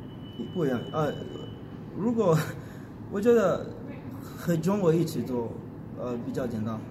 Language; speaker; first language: Chinese; non-native, learner; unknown